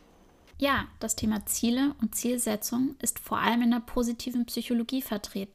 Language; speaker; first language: German; native; German